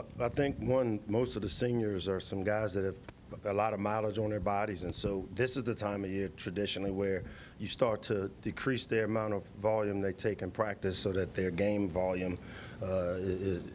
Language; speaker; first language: English; native; English